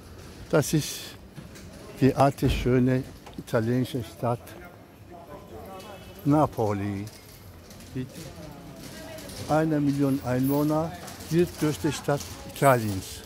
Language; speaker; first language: German; non-native, fluent; Turkish